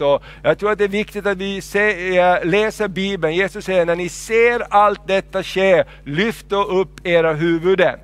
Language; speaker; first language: Swedish; non-native, fluent; Spanish